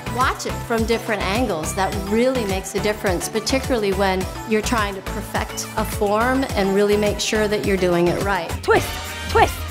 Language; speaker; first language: English; native; English